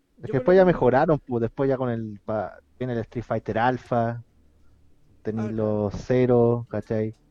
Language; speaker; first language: Spanish; native; Spanish